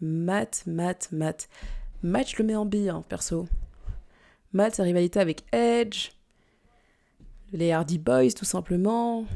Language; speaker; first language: French; native; French